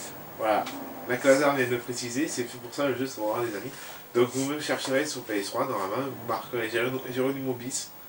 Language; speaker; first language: French; native; French